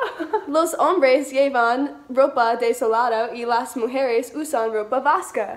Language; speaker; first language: Spanish; non-native, learner; English